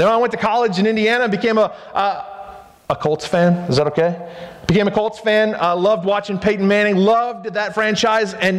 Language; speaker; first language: English; native; English